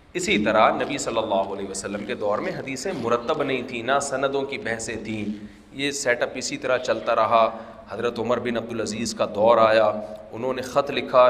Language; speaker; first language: Urdu; native; Urdu